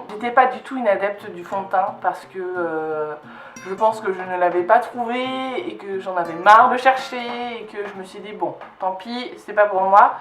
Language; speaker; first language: French; native; French